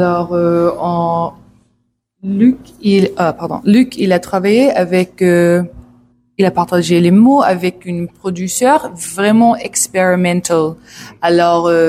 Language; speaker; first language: French; non-native, learner; English